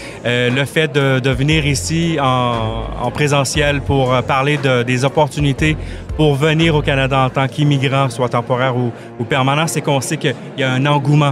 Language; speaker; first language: French; native; French